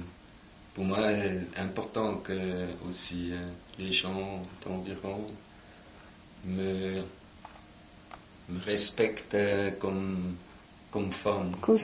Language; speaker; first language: French; non-native, local second language; German